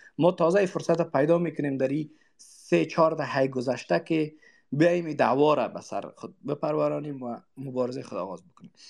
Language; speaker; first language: Persian; non-native, local second language; Uzbek